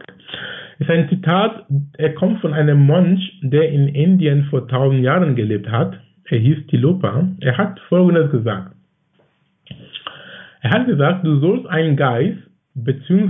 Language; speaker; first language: German; non-native, fluent; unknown